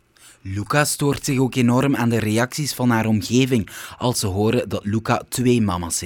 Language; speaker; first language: Dutch; native; Dutch